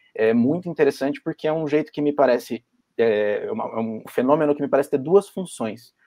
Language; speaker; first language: Portuguese; native; Portuguese